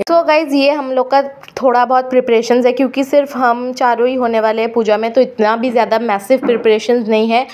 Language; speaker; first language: Hindi; non-native, local second language; Bangla